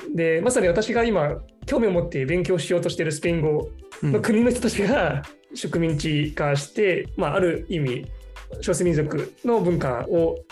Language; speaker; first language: Japanese; non-native, fluent; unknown